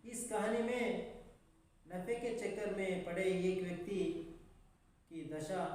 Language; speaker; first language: Hindi; non-native, local second language; Kannada